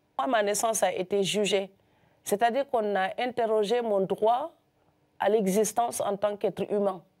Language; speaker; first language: French; non-native, local second language; Serer